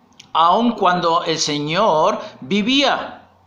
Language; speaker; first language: Spanish; native; Spanish